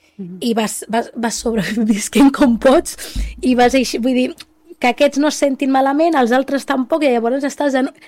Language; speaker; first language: Catalan; early bilingual, other home language; Arabic